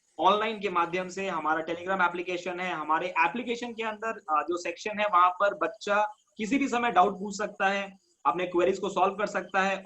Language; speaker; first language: Hindi; native; Hindi